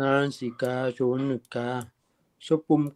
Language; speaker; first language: Korean; non-native, learner; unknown